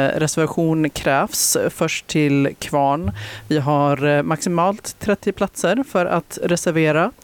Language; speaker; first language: Swedish; native; Swedish